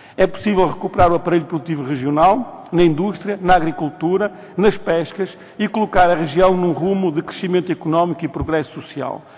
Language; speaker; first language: Portuguese; native; Portuguese